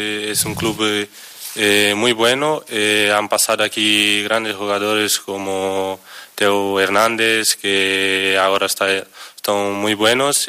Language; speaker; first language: Spanish; non-native, learner; Portuguese